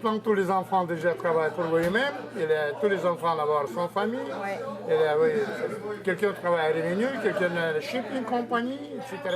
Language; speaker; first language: French; non-native, learner; Russian